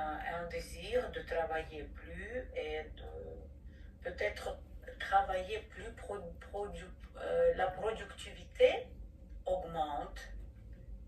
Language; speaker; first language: French; non-native, fluent; Ukrainian